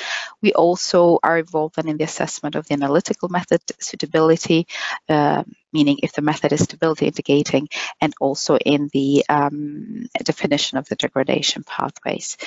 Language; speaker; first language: English; non-native, fluent; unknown